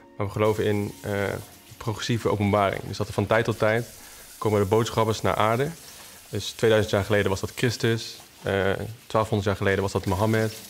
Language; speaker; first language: Dutch; native; Dutch